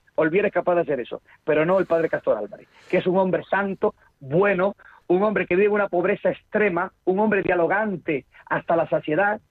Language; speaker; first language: Spanish; native; Spanish